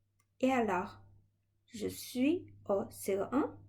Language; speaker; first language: French; non-native, fluent; Chinese